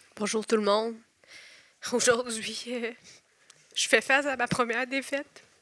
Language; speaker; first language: French; native; French